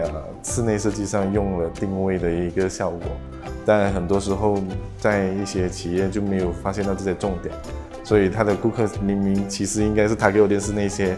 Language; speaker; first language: Chinese; native; Chinese